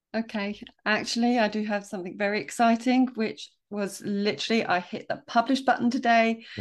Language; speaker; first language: English; native; English